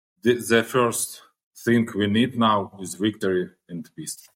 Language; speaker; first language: English; non-native, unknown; Ukrainian